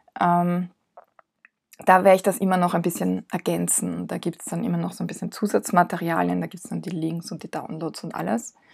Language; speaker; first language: German; non-native, fluent; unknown